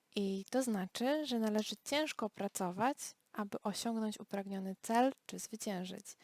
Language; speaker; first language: Polish; native; Polish